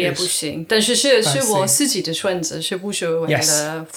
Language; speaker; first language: Chinese; non-native, learner; English